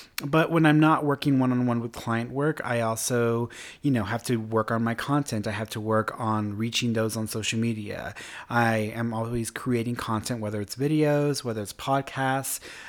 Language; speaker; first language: English; early bilingual, other home language; Spanish